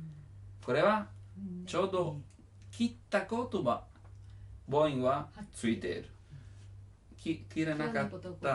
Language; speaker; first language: Japanese; non-native, learner; Italian